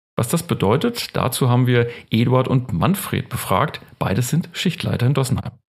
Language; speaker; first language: German; native; German